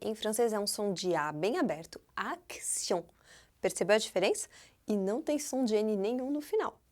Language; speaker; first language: Portuguese; non-native, fluent; French